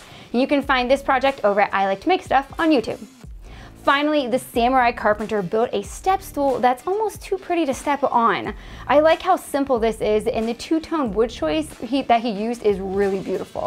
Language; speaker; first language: English; native; English